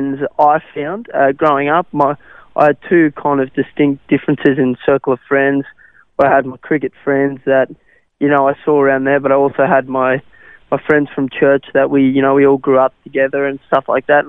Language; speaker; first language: English; non-native, local second language; Afrikaans